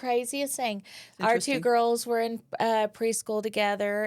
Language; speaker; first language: English; native; English